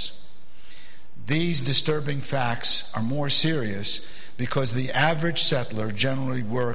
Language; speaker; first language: English; early bilingual, other home language; Arabic